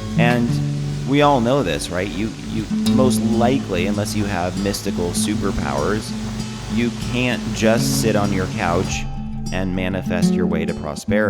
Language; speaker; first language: English; native; English